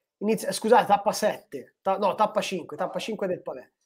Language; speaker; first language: Italian; native; Italian